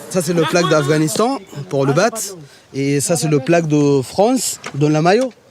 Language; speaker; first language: French; non-native, learner; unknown